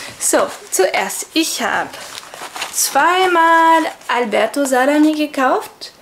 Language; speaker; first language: German; non-native, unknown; French